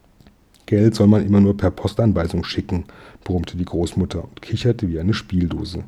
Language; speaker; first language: German; native; German